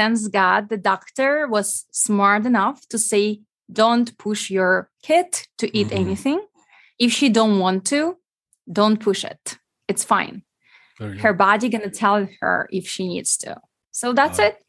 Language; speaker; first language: English; non-native, fluent; Ukrainian